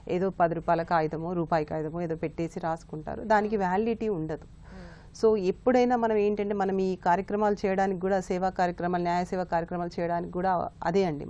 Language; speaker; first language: Telugu; native; Telugu